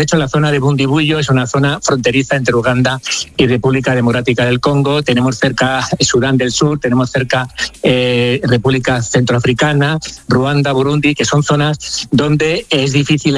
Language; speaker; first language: Spanish; native; Spanish